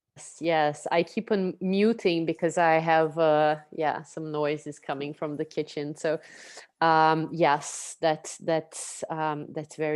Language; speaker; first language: English; non-native, fluent; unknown